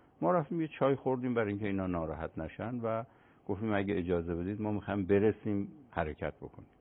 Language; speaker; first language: Persian; native; Persian